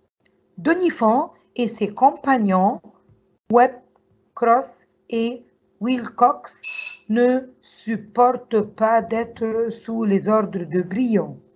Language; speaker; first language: French; non-native, learner; Arabic